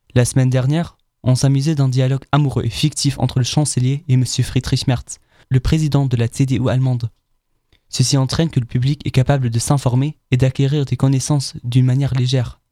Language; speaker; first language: French; non-native, fluent; German